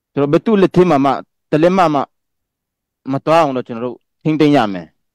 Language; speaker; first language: Burmese; non-native, local second language; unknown